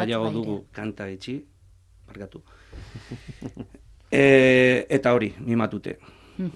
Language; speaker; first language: Basque; non-native, learner; Spanish